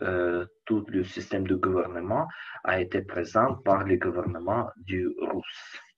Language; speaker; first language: French; non-native, learner; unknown